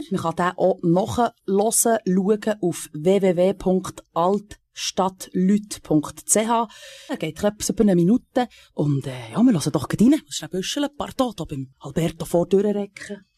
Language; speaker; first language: German; native; German